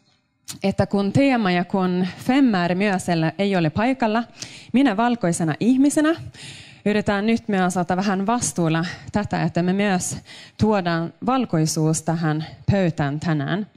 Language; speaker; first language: Finnish; non-native, local second language; Swedish